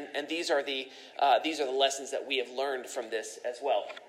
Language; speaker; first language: English; native; English